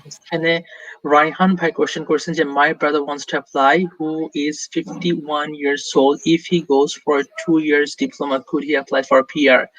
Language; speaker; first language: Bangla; native; Bangla